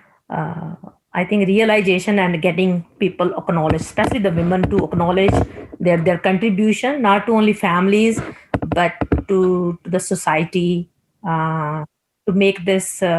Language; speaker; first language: English; non-native, local second language; Punjabi